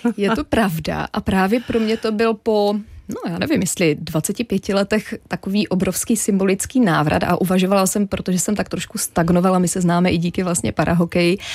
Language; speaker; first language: Czech; non-native, local second language; Polish